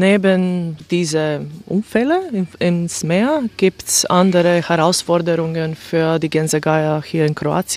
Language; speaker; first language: German; non-native, fluent; Croatian